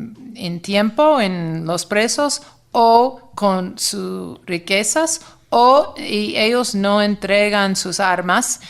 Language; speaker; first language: Spanish; non-native, fluent; English